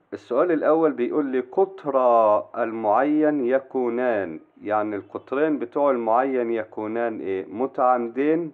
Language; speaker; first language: Arabic; native; Arabic